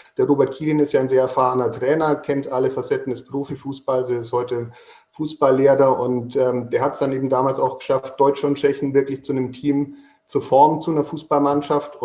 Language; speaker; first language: German; native; German